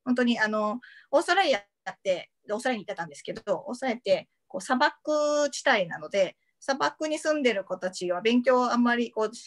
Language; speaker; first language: Japanese; native; Japanese